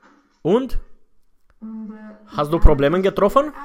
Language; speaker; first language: German; non-native, fluent; Romanian